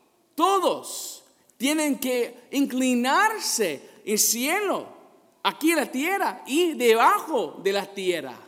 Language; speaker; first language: Spanish; non-native, fluent; English